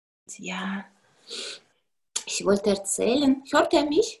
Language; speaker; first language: German; non-native, fluent; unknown